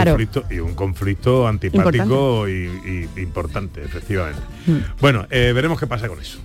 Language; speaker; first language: Spanish; native; Spanish